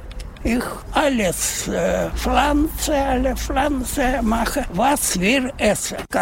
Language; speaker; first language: German; non-native, learner; Russian